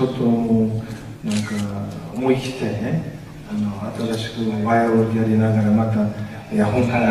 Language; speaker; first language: Japanese; non-native, fluent; English